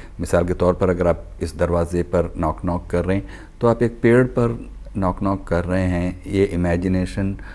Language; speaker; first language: Hindi; native; Hindi